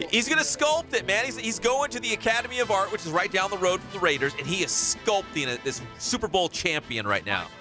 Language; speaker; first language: English; native; English